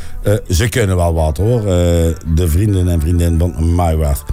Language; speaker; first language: Dutch; native; Dutch